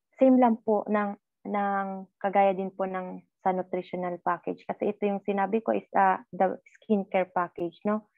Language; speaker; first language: Filipino; native; Filipino